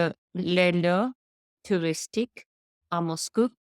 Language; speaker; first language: French; non-native, learner; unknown